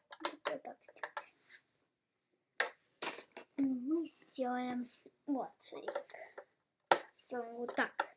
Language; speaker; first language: Russian; early bilingual, heritage; Russian